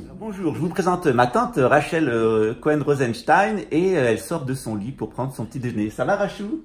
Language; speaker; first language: French; native; French